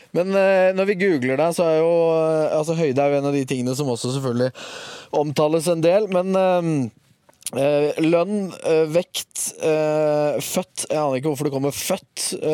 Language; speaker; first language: Norwegian; native; Norwegian